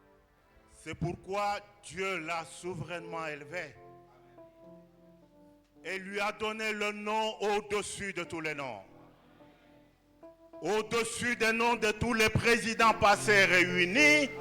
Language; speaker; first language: French; non-native, local second language; Lingala